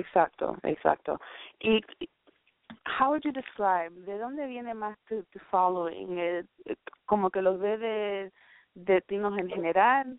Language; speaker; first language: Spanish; early bilingual, heritage; Spanish